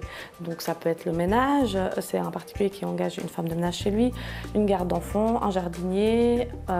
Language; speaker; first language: French; native; French